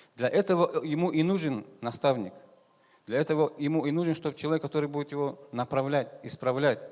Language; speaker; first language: Russian; non-native, local second language; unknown